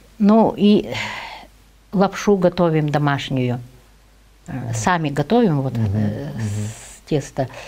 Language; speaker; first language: Russian; non-native, local second language; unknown